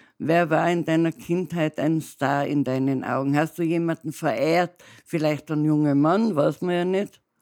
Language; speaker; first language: German; native; German